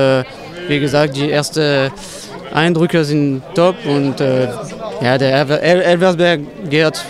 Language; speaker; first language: German; non-native, local second language; French